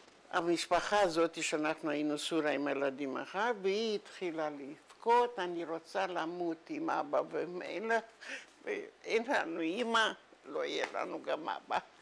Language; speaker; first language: Hebrew; non-native, fluent; Yiddish